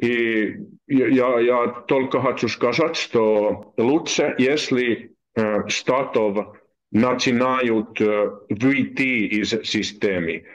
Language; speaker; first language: Russian; non-native, learner; Finnish